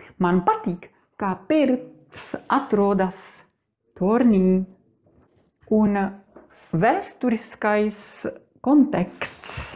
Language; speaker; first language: Latvian; non-native, learner; Czech